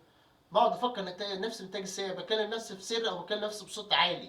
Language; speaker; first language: Arabic; native; Arabic